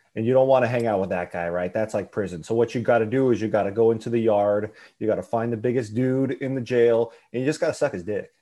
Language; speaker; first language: English; native; English